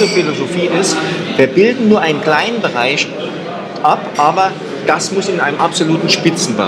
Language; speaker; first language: German; native; German